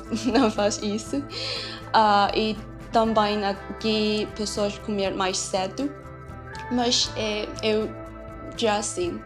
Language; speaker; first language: Portuguese; non-native, learner; Chinese